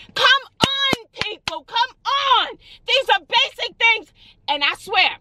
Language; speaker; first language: English; native; English